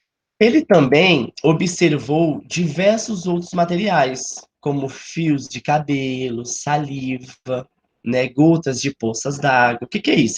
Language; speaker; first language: Portuguese; native; Portuguese